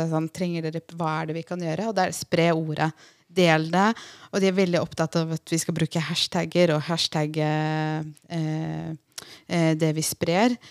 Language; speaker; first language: Norwegian; early bilingual, other home language; Persian